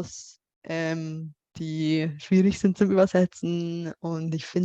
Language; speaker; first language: German; non-native, fluent; Bulgarian